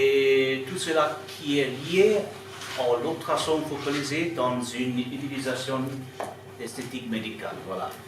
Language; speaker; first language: French; non-native, fluent; Italian